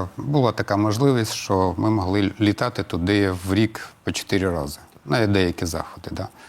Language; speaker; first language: Ukrainian; non-native, local second language; Russian